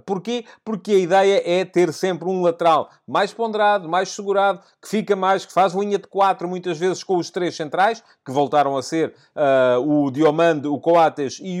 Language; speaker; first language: Portuguese; native; Portuguese